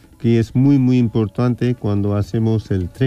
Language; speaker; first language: Spanish; non-native, fluent; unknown